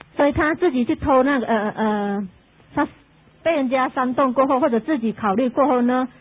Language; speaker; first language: Chinese; native; Chinese